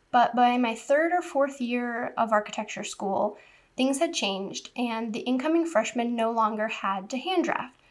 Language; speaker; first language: English; native; English